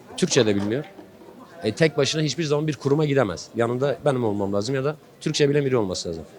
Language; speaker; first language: Turkish; non-native, local second language; Kurdish